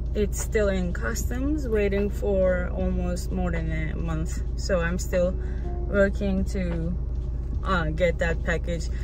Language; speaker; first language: English; non-native, fluent; Turkish